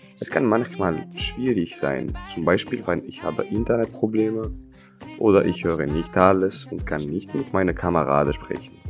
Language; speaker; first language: German; non-native, learner; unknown